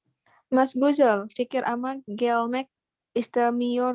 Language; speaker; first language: Turkish; non-native, learner; Indonesian